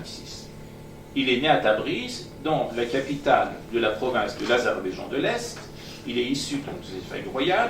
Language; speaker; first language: French; non-native, fluent; Persian